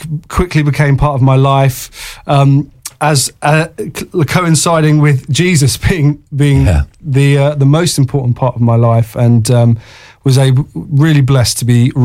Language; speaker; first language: English; native; English